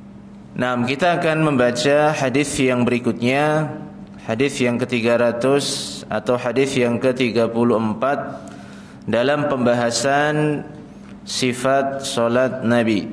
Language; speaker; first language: Indonesian; native; Indonesian